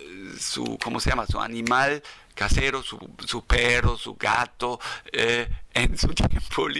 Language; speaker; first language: Spanish; non-native, fluent; German